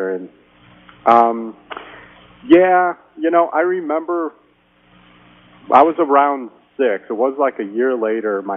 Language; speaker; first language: English; native; English